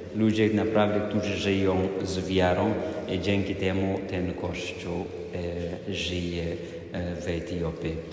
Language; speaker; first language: Polish; non-native, fluent; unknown